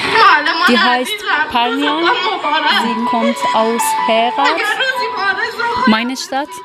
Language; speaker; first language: German; non-native, learner; Persian